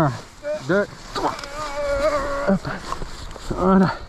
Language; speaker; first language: French; native; French